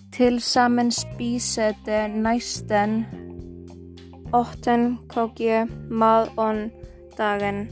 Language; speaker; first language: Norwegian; non-native, learner; Icelandic